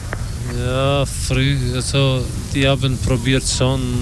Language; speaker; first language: German; non-native, learner; Albanian